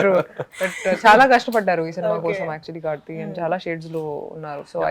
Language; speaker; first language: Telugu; non-native, local second language; Hindi